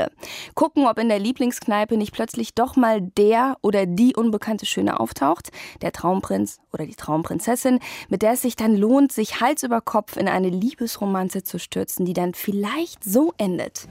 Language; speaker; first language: German; native; German